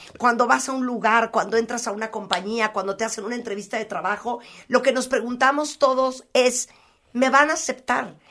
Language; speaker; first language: Spanish; native; Spanish